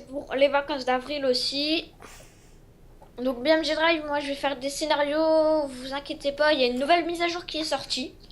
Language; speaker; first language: French; native; French